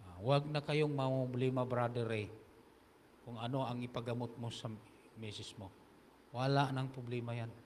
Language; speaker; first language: Filipino; non-native, local second language; Hiligaynon